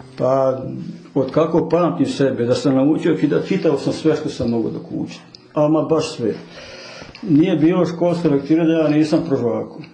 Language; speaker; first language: Croatian; native; Croatian